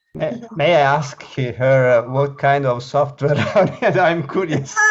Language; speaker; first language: English; non-native, learner; Italian